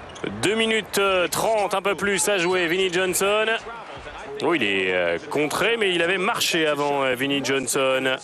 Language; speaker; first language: French; native; French